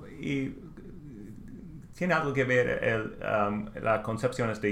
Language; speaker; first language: Spanish; non-native, learner; English